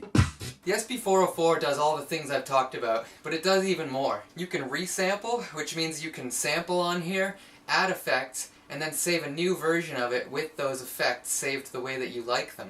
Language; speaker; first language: English; native; English